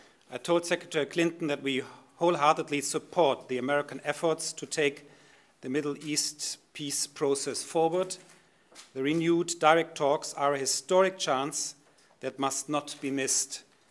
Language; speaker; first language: English; non-native, fluent; German